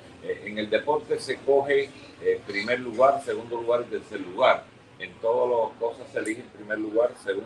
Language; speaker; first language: Spanish; native; Spanish